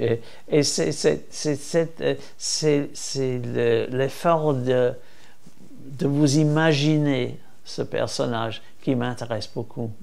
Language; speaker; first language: French; non-native, fluent; English